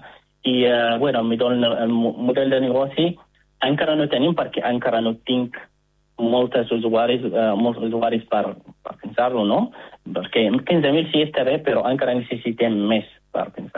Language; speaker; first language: Catalan; non-native, fluent; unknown